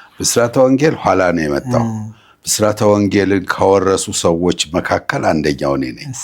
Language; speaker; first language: Amharic; non-native, local second language; Sebat Bet Gurage